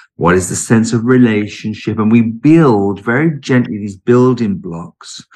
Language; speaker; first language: English; native; English